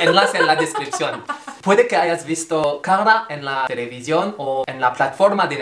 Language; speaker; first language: Spanish; non-native, fluent; French